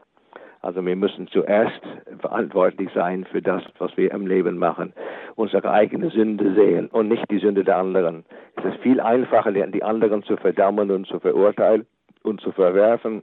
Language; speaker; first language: German; non-native, fluent; English